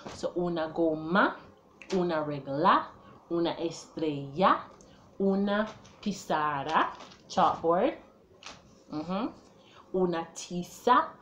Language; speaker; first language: Spanish; non-native, learner; English